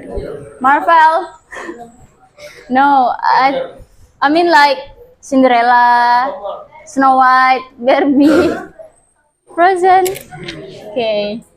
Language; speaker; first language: English; non-native, learner; Indonesian